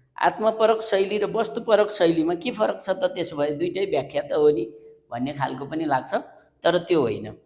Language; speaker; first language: Nepali; native; Nepali